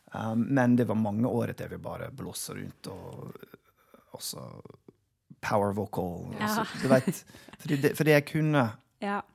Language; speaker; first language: Norwegian; non-native, fluent; English